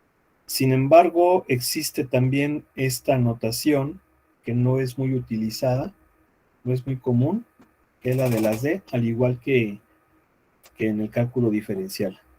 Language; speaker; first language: Spanish; native; Spanish